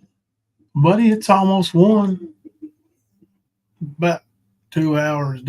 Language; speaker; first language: English; native; English